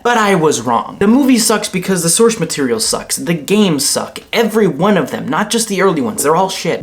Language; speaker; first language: English; native; English